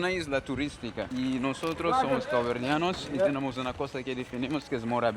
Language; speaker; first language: Spanish; non-native, learner; Kabuverdianu